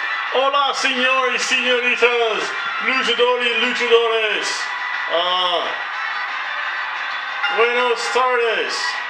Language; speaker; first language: Spanish; non-native, learner; English